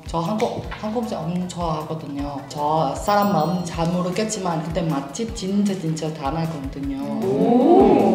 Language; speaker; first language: Korean; non-native, fluent; Thai